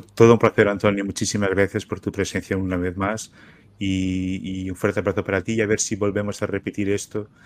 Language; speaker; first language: Spanish; native; Spanish